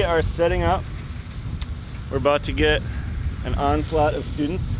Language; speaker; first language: English; native; English